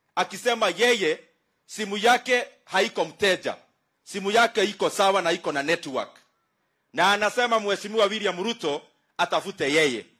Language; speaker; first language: Swahili; non-native, local second language; Kikuyu